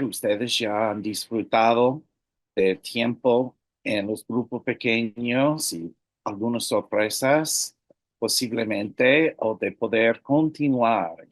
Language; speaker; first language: Spanish; non-native, fluent; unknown